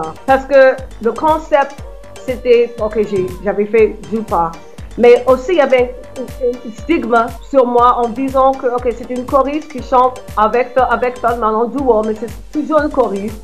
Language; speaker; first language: French; non-native, fluent; English